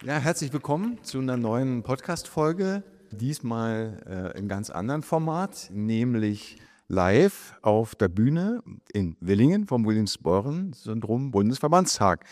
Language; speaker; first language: German; native; German